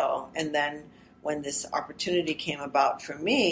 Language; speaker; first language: English; early bilingual, other home language; Armenian